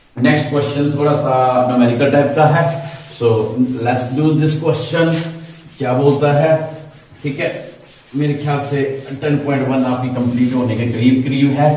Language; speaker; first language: Hindi; non-native, local second language; Punjabi